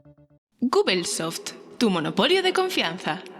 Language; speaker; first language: Spanish; native; Spanish